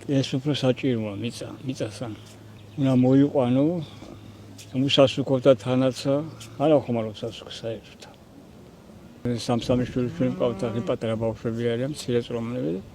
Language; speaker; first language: Georgian; native; Georgian